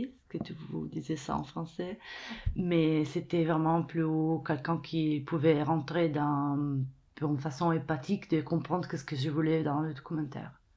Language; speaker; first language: French; non-native, fluent; Italian